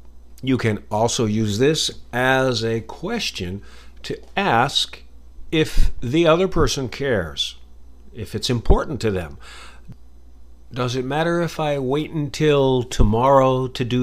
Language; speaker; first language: English; native; English